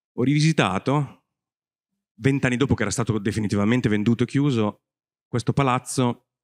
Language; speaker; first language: Italian; native; Italian